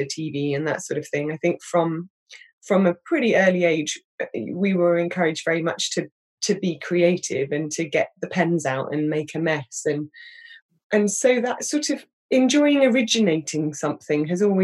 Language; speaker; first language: English; native; English